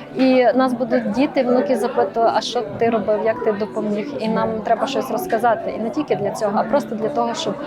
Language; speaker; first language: Ukrainian; native; Ukrainian